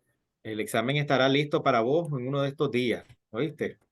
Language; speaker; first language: Spanish; native; Spanish